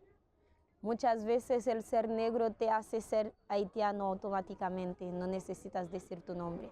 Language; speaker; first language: Spanish; non-native, fluent; Haitian Creole